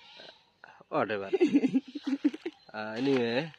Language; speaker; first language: English; non-native, learner; Bangla